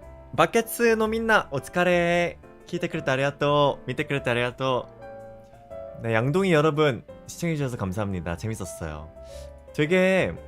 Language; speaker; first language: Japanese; non-native, fluent; Korean